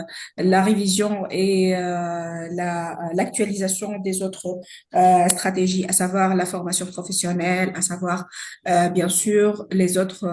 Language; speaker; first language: French; non-native, local second language; Arabic